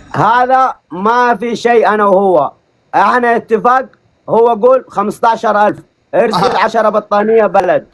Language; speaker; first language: Arabic; non-native, learner; Oromo